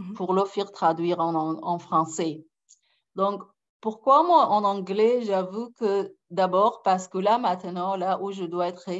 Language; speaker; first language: French; non-native, fluent; Arabic